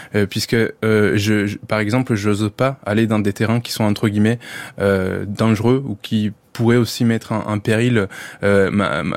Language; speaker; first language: French; non-native, fluent; Spanish